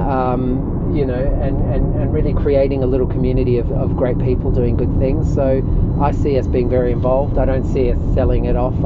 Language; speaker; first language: English; native; English